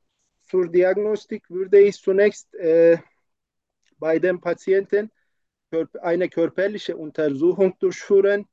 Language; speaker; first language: German; non-native, learner; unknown